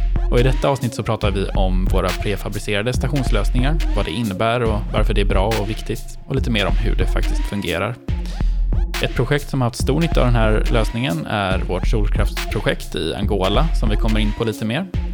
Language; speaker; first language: Swedish; native; Swedish